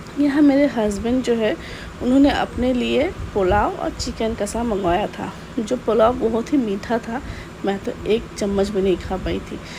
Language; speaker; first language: Hindi; non-native, local second language; Bangla